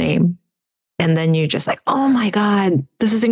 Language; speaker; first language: English; non-native, fluent; Russian